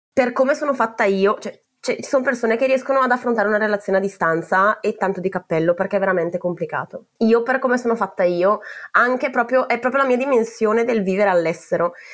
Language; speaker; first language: Italian; native; Italian